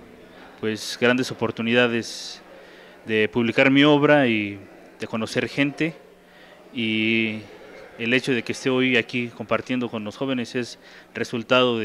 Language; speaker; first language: Spanish; native; Spanish